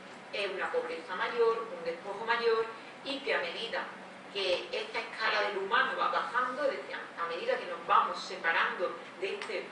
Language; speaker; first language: Spanish; native; Spanish